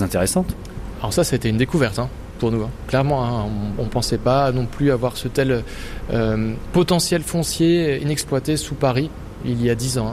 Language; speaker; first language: French; native; French